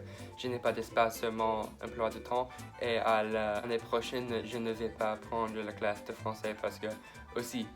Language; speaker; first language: French; non-native, learner; English